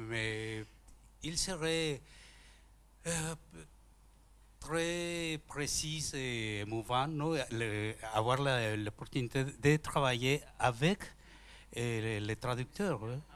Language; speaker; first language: French; non-native, learner; Spanish